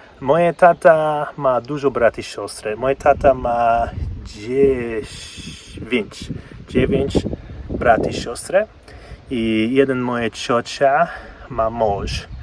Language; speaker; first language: Polish; non-native, learner; English